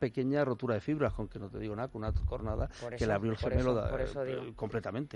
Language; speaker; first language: Spanish; native; Spanish